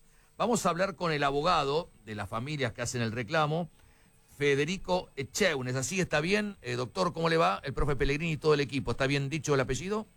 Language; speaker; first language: Spanish; native; Spanish